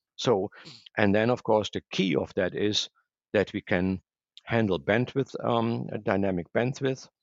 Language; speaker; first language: English; non-native, fluent; German